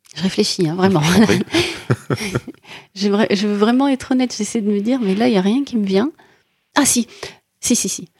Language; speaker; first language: French; non-native, local second language; Arabic